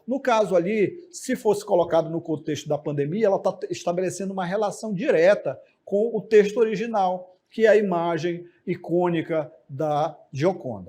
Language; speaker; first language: Portuguese; native; Portuguese